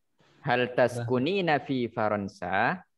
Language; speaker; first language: Arabic; non-native, fluent; Indonesian